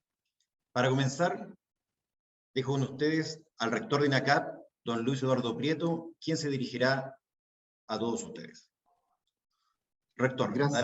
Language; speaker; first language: Spanish; native; Spanish